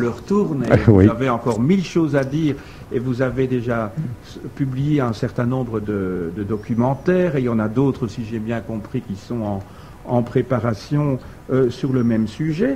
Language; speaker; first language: French; native; French